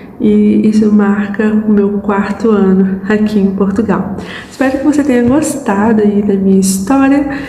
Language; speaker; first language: Portuguese; native; Portuguese